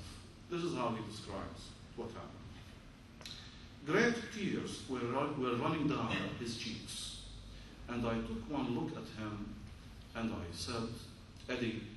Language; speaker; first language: English; non-native, fluent; Arabic